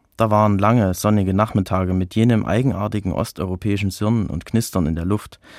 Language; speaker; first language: German; native; German